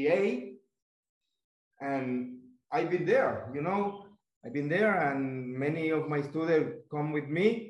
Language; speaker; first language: English; non-native, learner; Spanish